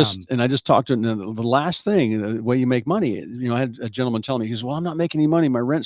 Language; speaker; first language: English; native; English